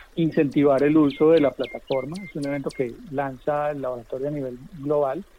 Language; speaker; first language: Spanish; native; Spanish